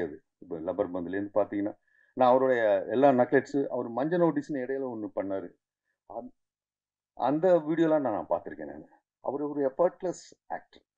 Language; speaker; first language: Tamil; native; Tamil